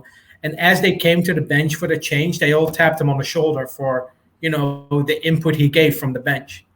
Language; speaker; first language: English; native; English